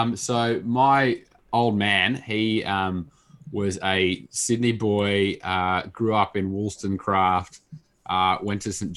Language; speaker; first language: English; native; English